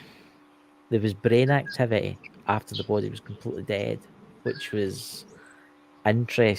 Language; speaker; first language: English; native; English